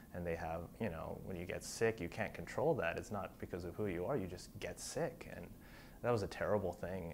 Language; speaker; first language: English; native; English